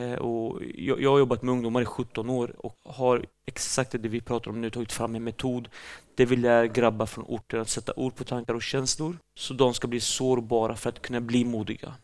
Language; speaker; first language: Swedish; early bilingual, other home language; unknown